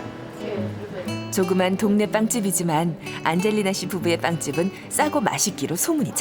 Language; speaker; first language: Korean; native; Korean